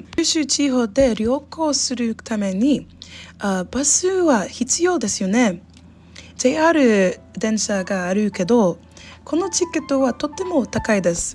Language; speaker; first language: Japanese; non-native, learner; English